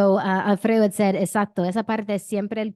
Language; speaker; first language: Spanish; non-native, fluent; English